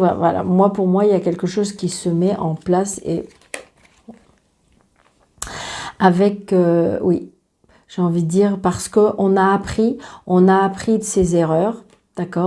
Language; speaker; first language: French; native; French